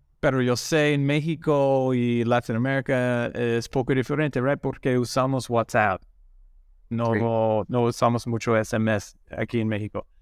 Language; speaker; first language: Spanish; non-native, learner; English